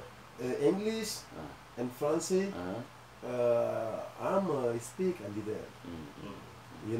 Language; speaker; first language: English; non-native, learner; Wolof